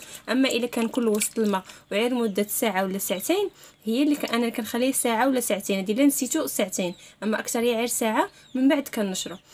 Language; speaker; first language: Arabic; native; Arabic